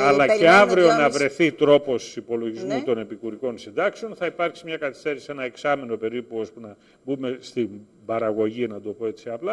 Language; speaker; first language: Greek; native; Greek